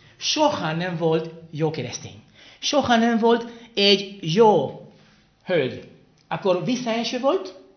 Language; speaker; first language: Hungarian; non-native, learner; Spanish